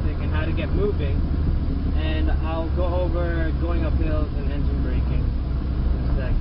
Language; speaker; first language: English; native; English